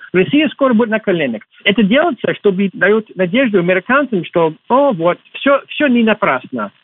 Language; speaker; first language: Russian; non-native, fluent; English